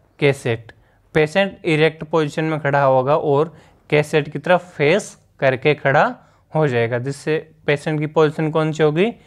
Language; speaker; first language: Hindi; native; Hindi